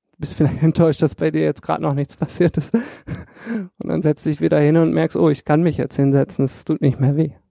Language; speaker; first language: German; native; German